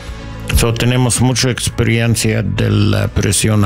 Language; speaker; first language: Spanish; non-native, learner; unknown